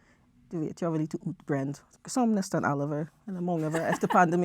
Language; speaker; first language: Swedish; non-native, fluent; English